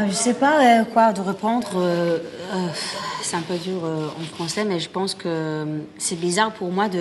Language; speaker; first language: French; non-native, learner; Hebrew